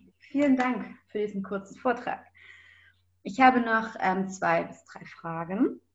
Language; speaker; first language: German; native; German